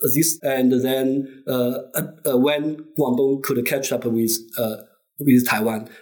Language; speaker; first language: English; non-native, fluent; Chinese